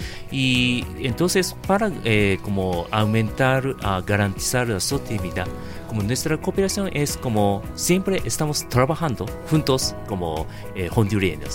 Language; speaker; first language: Spanish; non-native, learner; Japanese